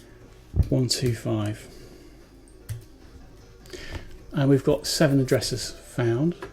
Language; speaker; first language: English; native; English